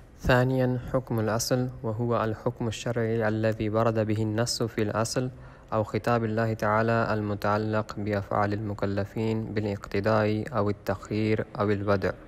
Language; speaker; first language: Arabic; non-native, fluent; Malay